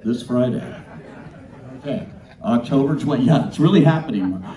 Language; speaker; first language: English; native; English